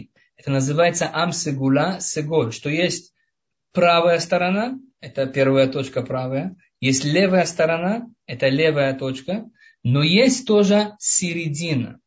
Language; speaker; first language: Russian; early bilingual, heritage; Russian